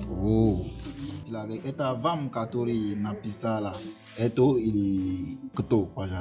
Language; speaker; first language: Russian; non-native, learner; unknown